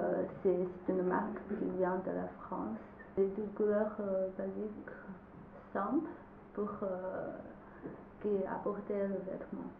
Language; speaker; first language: French; non-native, learner; Chinese